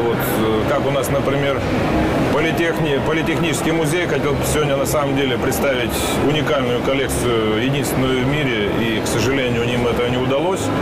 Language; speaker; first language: Russian; native; Russian